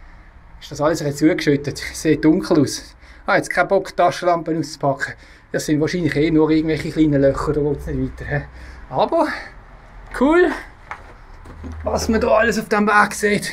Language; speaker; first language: German; native; German